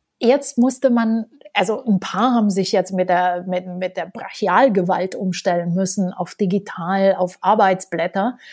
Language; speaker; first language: German; non-native, fluent; Romanian